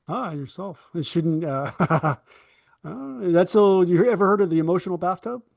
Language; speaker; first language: English; native; English